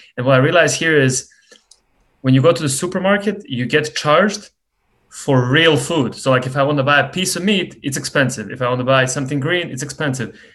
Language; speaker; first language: English; non-native, fluent; Serbian